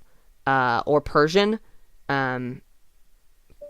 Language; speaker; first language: English; native; English